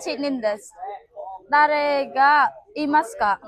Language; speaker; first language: Japanese; non-native, learner; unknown